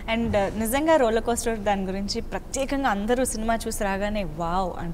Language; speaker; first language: Telugu; native; Telugu